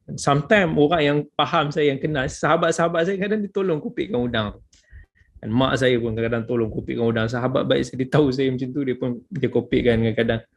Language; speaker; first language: Malay; native; Malay